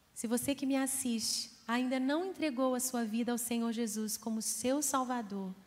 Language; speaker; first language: Portuguese; native; Portuguese